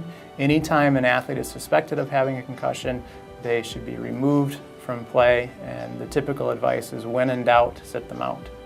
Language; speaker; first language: English; native; English